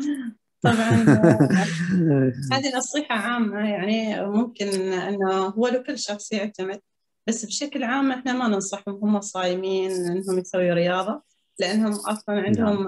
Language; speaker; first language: Arabic; native; Arabic